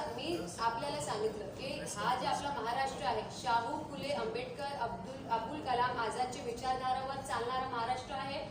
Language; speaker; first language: Marathi; non-native, local second language; Urdu